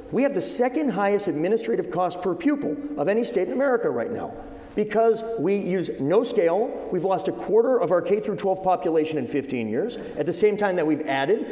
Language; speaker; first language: English; native; English